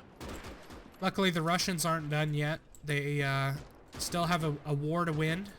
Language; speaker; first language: English; native; English